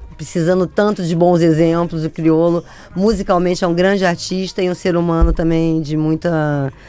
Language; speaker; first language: Portuguese; native; Portuguese